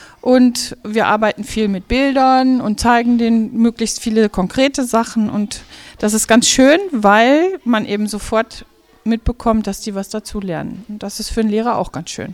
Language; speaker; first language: German; native; German